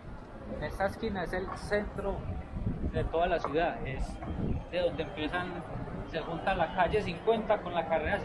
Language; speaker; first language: Spanish; native; Spanish